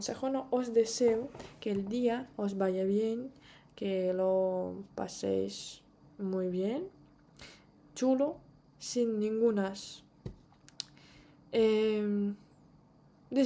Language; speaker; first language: Spanish; non-native, fluent; Russian